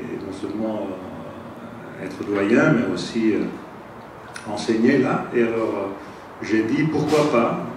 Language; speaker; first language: French; non-native, fluent; Italian